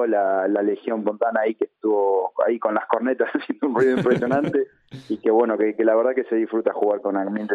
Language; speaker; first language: Spanish; native; Spanish